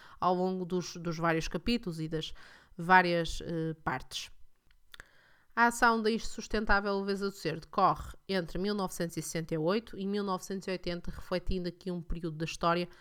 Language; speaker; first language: Portuguese; native; Portuguese